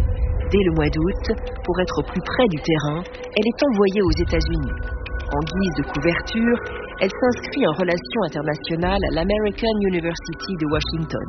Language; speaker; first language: French; native; French